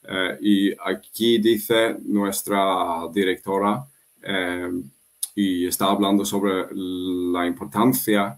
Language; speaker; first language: Spanish; non-native, fluent; Swedish